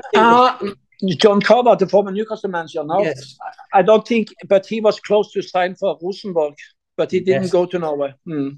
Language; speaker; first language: English; non-native, learner; Norwegian